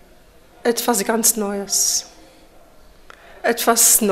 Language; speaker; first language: German; non-native, learner; French